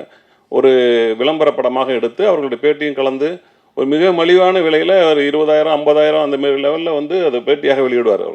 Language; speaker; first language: Tamil; native; Tamil